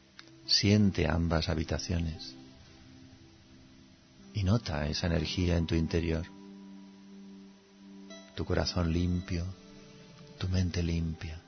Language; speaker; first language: Spanish; native; Spanish